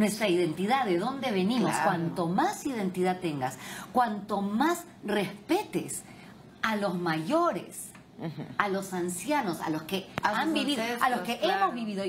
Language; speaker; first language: Spanish; native; Spanish